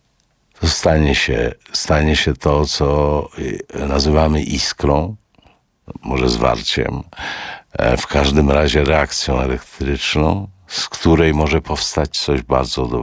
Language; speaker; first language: Polish; native; Polish